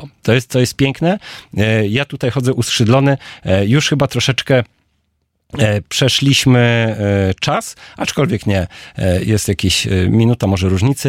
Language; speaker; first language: Polish; native; Polish